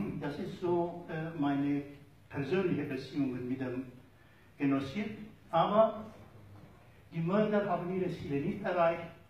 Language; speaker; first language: German; non-native, fluent; Turoyo